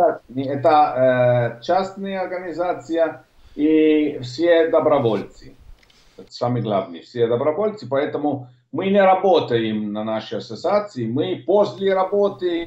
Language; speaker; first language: Russian; non-native, learner; Italian